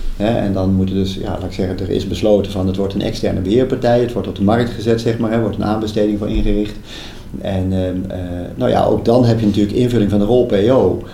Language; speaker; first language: Dutch; native; Dutch